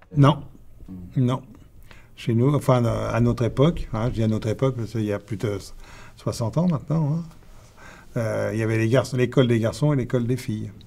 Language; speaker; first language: French; native; French